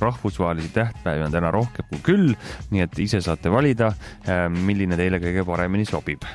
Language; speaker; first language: Estonian; native; Estonian